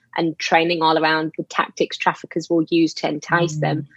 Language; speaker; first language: English; native; English